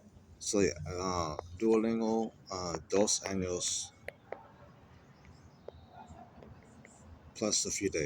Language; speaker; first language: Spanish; non-native, learner; English